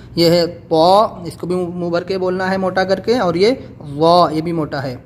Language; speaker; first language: Urdu; native; Urdu